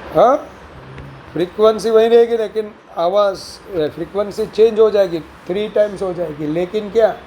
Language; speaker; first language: Hindi; non-native, local second language; Gujarati